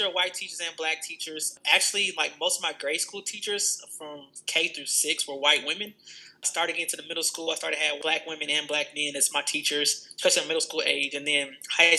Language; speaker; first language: English; native; English